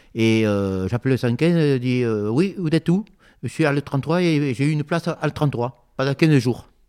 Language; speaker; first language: French; native; French